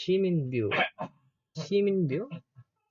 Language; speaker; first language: Japanese; non-native, learner; Malay